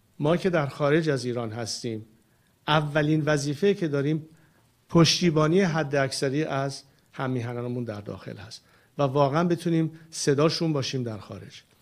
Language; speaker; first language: Persian; native; Persian